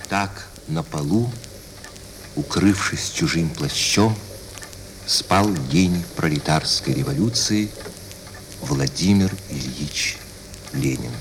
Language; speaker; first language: Russian; native; Russian